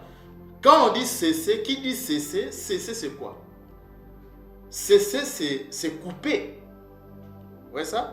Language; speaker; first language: French; non-native, local second language; Kongo